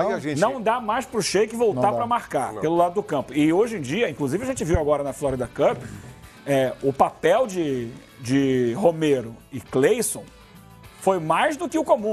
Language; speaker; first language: Portuguese; native; Portuguese